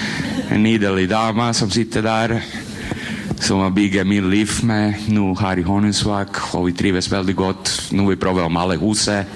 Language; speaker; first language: Norwegian; non-native, fluent; Croatian